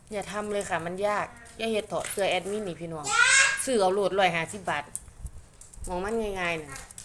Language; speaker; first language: Thai; native; Thai